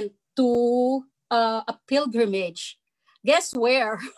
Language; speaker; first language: English; non-native, local second language; Filipino